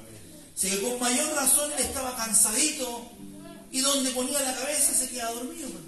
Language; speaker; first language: Spanish; native; Spanish